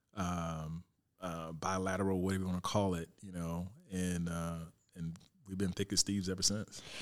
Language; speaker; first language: English; native; English